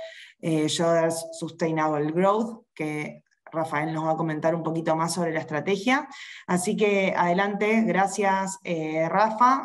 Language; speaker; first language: Spanish; native; Spanish